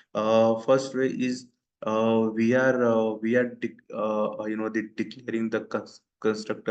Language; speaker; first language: English; non-native, local second language; Hindi